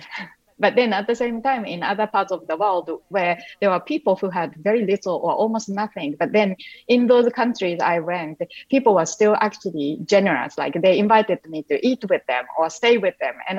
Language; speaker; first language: English; non-native, fluent; Japanese